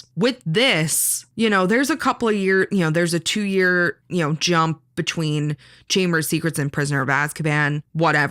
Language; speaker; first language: English; native; English